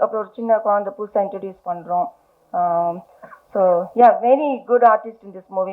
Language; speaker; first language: Tamil; early bilingual, heritage; Tamil